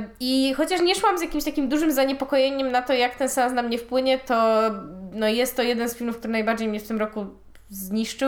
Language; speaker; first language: Polish; native; Polish